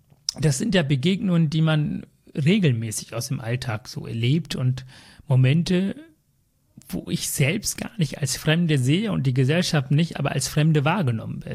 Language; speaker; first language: German; early bilingual, other home language; Tamil